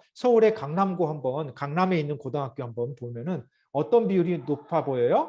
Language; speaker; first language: Korean; native; Korean